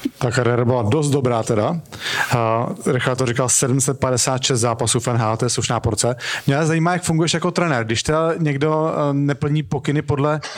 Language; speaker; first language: Czech; native; Czech